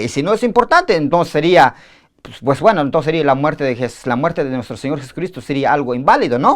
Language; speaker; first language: Spanish; native; Spanish